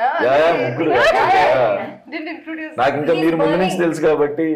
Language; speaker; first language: Telugu; native; Telugu